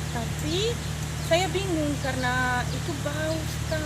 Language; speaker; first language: Indonesian; non-native, learner; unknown